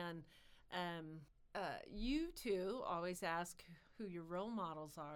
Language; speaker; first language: English; native; English